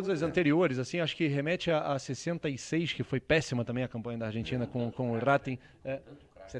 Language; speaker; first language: Portuguese; native; Portuguese